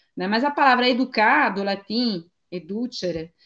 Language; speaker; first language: Portuguese; non-native, fluent; Italian